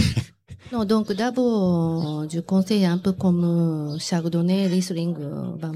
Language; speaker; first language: French; non-native, learner; Japanese